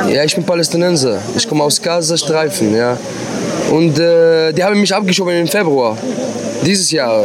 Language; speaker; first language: German; non-native, fluent; Arabic